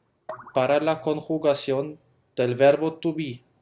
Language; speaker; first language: Spanish; non-native, fluent; German